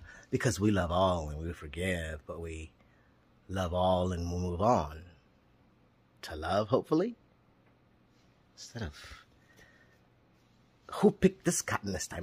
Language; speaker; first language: English; native; English